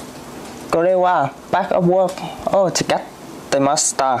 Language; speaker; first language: Japanese; non-native, learner; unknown